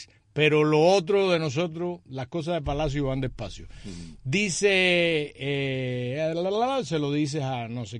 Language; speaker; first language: Spanish; native; Spanish